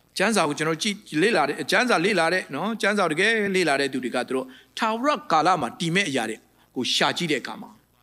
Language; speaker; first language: Burmese; non-native, local second language; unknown